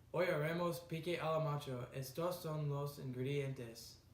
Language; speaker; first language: Spanish; non-native, learner; English